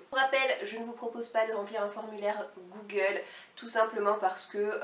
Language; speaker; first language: French; native; French